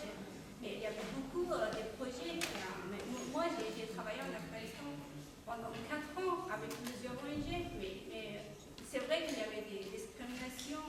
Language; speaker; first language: French; non-native, fluent; Persian